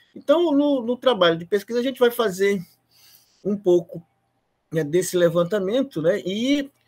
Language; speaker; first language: Portuguese; native; Portuguese